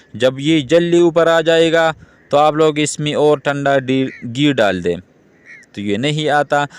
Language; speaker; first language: Urdu; non-native, local second language; Pashto